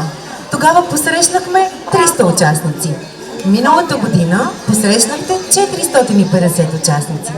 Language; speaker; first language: Bulgarian; native; Bulgarian